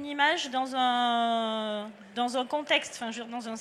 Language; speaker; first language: French; native; French